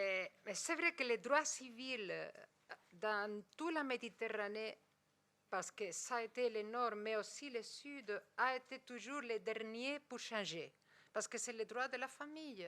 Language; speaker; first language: French; non-native, fluent; Spanish